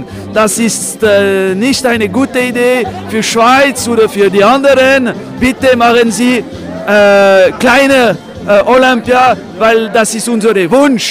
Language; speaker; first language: German; non-native, local second language; French